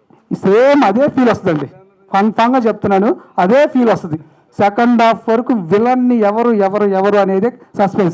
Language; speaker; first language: Telugu; native; Telugu